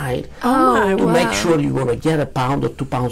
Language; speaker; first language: English; non-native, learner; Romanian